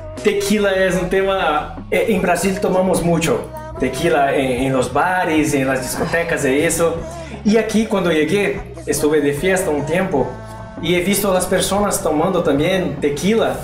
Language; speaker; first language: Spanish; non-native, learner; Portuguese